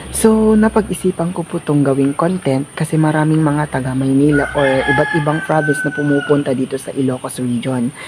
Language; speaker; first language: Filipino; non-native, local second language; Iloko